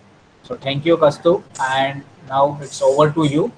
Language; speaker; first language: English; non-native, local second language; Gujarati